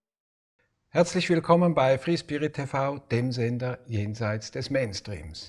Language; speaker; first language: German; native; German